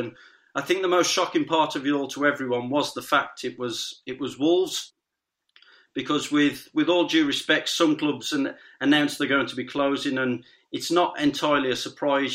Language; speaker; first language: English; native; English